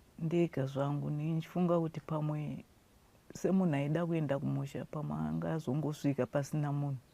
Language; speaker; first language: Shona; non-native, local second language; North Ndebele